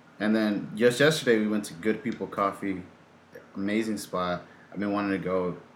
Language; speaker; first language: English; early bilingual, other home language; Spanish